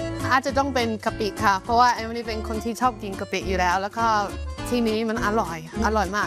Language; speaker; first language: Thai; non-native, fluent; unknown